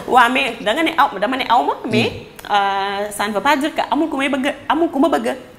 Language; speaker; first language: Wolof; native; Wolof